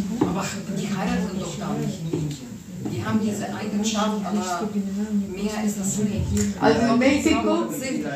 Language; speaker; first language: German; non-native, fluent; Russian